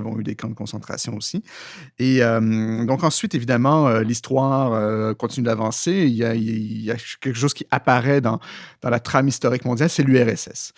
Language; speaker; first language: French; native; French